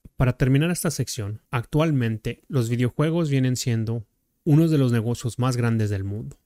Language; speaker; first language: Spanish; early bilingual, heritage; Spanish